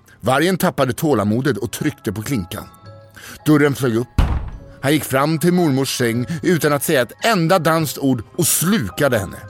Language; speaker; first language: Swedish; native; Swedish